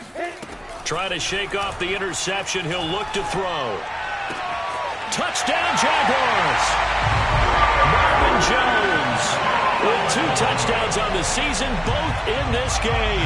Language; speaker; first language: English; native; English